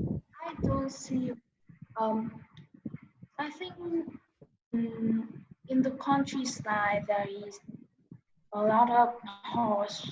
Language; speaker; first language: English; non-native, learner; Vietnamese